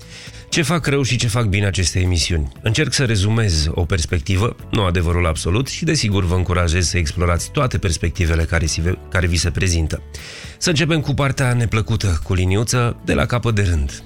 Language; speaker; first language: Romanian; native; Romanian